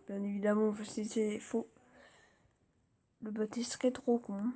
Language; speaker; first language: French; native; French